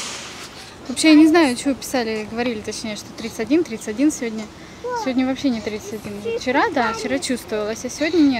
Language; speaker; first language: Russian; native; Russian